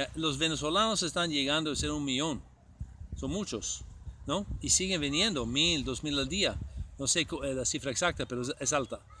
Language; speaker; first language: Spanish; non-native, fluent; English